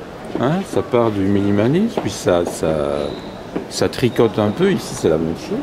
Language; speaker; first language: French; native; French